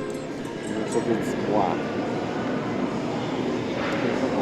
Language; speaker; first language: Spanish; early bilingual, heritage; Spanish